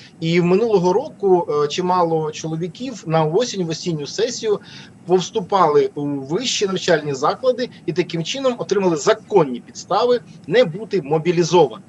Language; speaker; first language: Ukrainian; native; Ukrainian